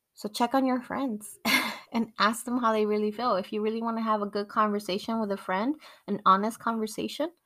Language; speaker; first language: English; non-native, fluent; Spanish